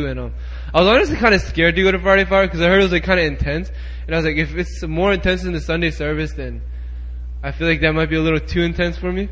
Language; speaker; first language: English; native; English